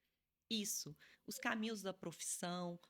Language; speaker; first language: Portuguese; native; Portuguese